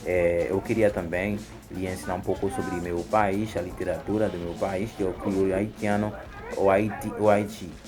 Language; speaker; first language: Portuguese; non-native, fluent; Haitian Creole